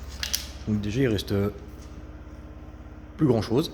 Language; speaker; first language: French; native; French